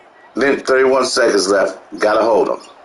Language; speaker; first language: English; native; English